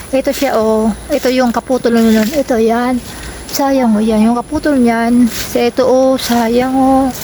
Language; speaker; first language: Filipino; non-native, local second language; Bikol